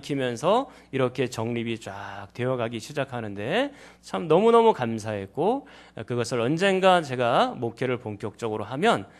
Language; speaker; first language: Korean; native; Korean